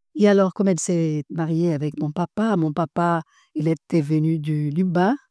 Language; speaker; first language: French; non-native, fluent; Portuguese